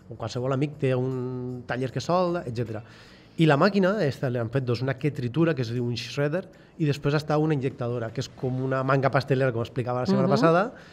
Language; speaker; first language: Catalan; native; Catalan